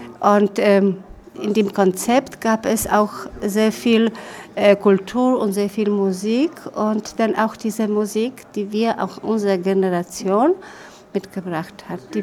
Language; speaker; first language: German; non-native, fluent; Polish